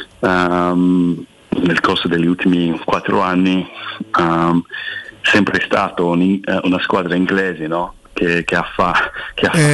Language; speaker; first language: Italian; non-native, fluent; English